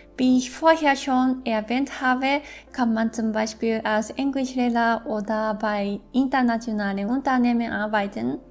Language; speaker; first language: German; non-native, fluent; Japanese